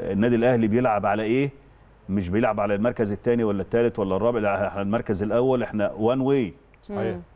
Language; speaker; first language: Arabic; native; Arabic